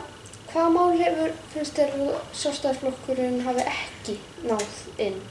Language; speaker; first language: Icelandic; native; Icelandic